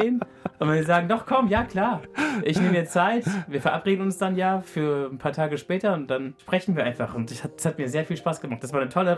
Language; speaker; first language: German; native; German